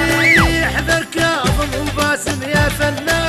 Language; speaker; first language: Arabic; native; Arabic